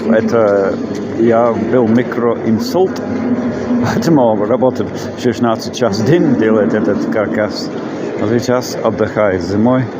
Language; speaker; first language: Russian; non-native, learner; English